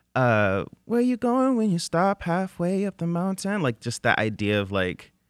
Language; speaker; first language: English; native; English